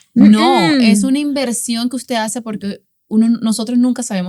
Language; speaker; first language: Spanish; native; Spanish